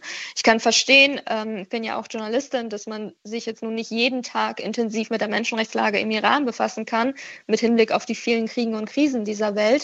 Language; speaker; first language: German; early bilingual, other home language; Persian